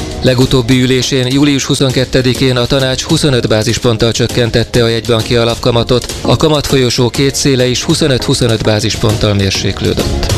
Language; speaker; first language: Hungarian; native; Hungarian